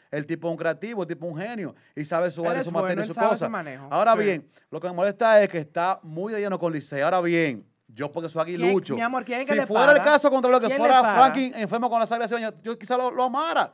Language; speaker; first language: Spanish; native; Spanish